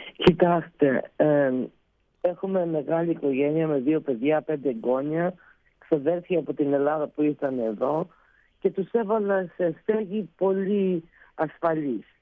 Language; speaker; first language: Greek; early bilingual, heritage; Greek